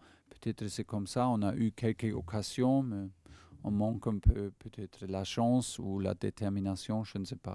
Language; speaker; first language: French; non-native, fluent; German